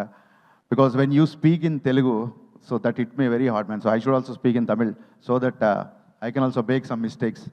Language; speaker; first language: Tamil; non-native, learner; Telugu